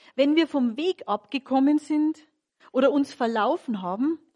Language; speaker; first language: German; native; German